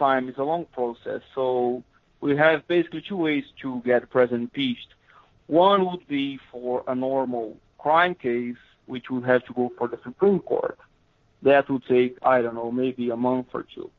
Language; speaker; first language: English; non-native, fluent; Portuguese